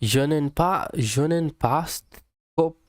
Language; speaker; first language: French; non-native, learner; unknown